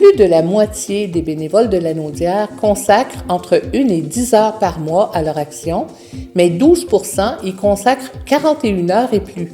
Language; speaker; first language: French; native; French